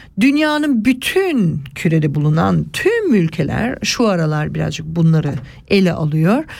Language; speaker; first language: Turkish; early bilingual, heritage; Turkish